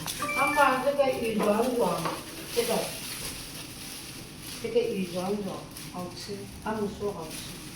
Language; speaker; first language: Chinese; non-native, learner; Filipino